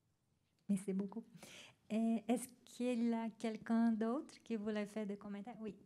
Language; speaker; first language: French; non-native, fluent; Spanish